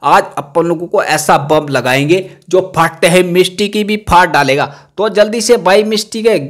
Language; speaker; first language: Hindi; native; Hindi